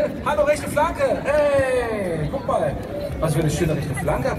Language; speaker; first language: German; native; German